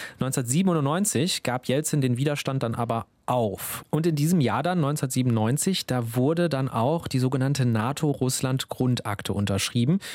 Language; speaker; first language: German; native; German